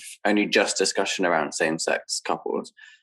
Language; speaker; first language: English; native; English